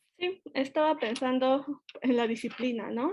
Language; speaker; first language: Spanish; native; Spanish